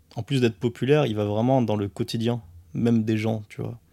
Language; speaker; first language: French; early bilingual, other home language; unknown